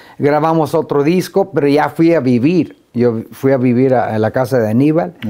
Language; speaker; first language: Spanish; early bilingual, heritage; Spanish